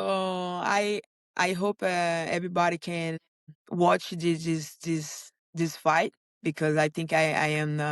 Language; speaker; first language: English; non-native, learner; Portuguese